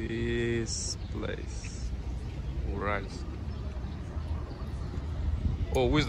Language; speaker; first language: English; non-native, learner; Russian